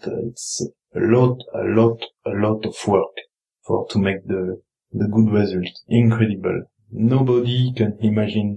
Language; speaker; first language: English; non-native, learner; French